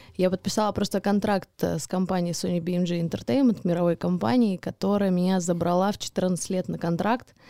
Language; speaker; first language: Russian; early bilingual, heritage; Russian